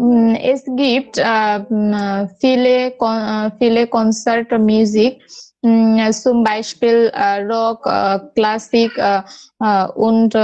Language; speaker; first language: German; non-native, learner; Bangla